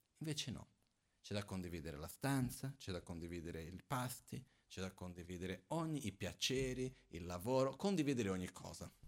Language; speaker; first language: Italian; non-native, fluent; Portuguese